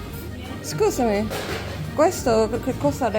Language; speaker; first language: Italian; non-native, learner; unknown